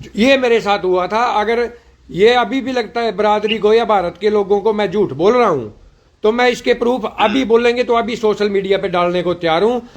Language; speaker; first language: Hindi; native; Hindi